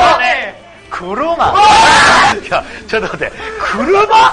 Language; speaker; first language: Japanese; native; Japanese